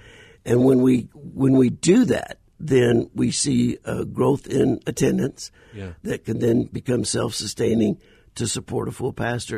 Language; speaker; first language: English; native; English